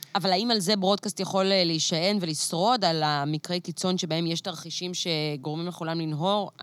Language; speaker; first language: Hebrew; native; Hebrew